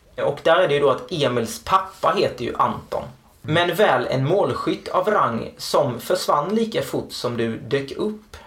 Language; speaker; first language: Swedish; native; Swedish